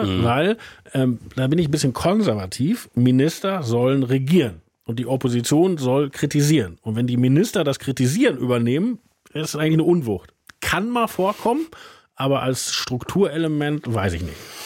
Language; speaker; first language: German; native; German